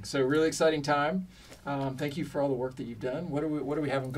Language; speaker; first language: English; native; English